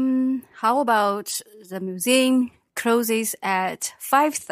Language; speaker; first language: English; non-native, fluent; Chinese